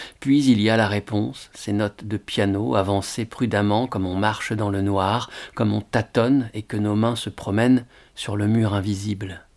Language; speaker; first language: French; native; French